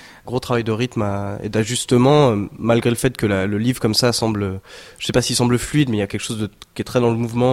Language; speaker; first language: French; native; French